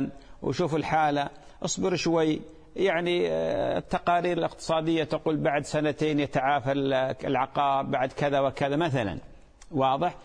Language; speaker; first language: Arabic; native; Arabic